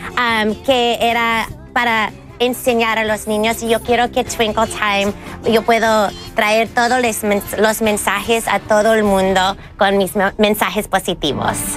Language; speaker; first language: Spanish; early bilingual, heritage; English